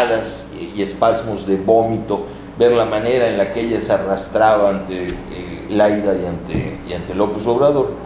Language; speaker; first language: Spanish; native; Spanish